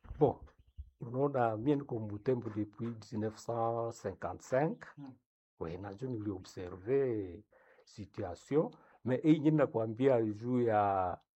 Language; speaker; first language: Swahili; non-native, local second language; Nande